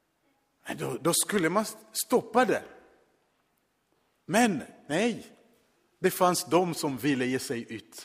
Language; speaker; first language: Swedish; non-native, fluent; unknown